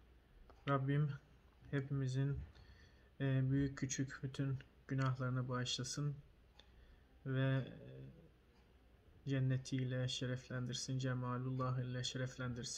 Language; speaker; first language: Turkish; native; Turkish